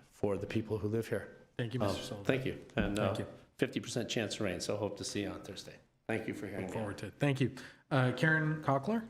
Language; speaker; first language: English; early bilingual, other home language; German